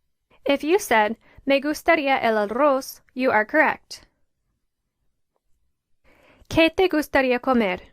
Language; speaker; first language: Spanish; non-native, fluent; English